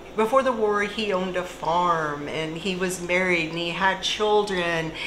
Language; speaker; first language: English; native; English